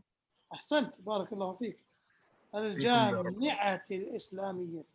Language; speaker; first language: Arabic; non-native, fluent; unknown